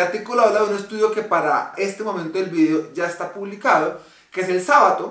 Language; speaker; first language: Spanish; native; Spanish